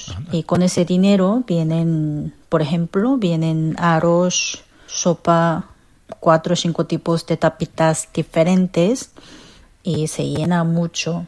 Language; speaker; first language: Spanish; non-native, fluent; Korean